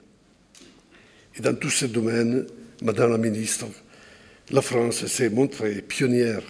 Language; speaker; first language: French; non-native, fluent; Italian